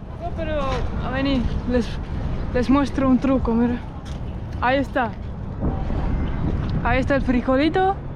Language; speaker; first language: Spanish; native; Spanish